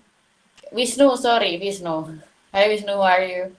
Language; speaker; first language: English; non-native, learner; Indonesian